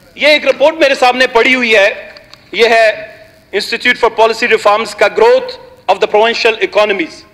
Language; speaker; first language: Urdu; non-native, local second language; Baluchi